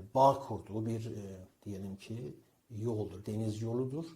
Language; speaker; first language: Turkish; non-native, fluent; Persian